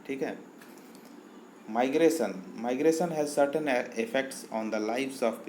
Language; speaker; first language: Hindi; native; Hindi